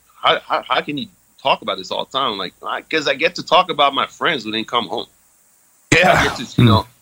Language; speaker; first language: English; early bilingual, other home language; French